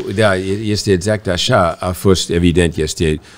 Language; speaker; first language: Romanian; early bilingual, heritage; Romanian